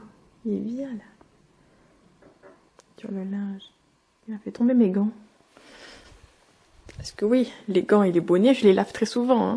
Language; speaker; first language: French; native; French